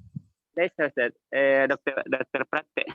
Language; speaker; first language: Arabic; non-native, learner; Indonesian